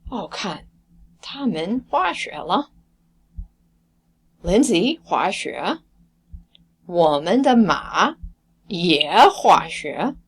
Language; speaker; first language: Chinese; non-native, fluent; English